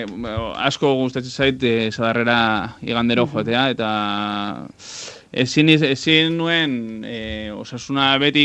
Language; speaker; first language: Basque; non-native, local second language; Spanish